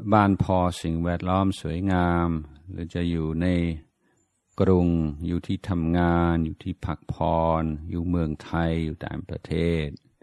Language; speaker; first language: Thai; non-native, fluent; English